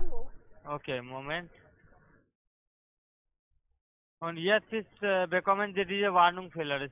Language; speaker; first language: German; non-native, learner; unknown